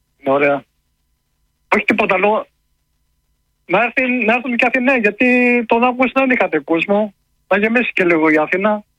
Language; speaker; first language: Greek; native; Greek